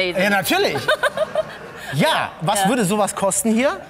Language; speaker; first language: German; native; German